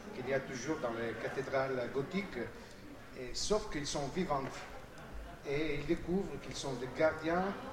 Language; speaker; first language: French; non-native, fluent; Italian